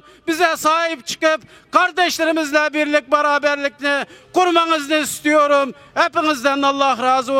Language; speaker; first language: Turkish; non-native, fluent; Uyghur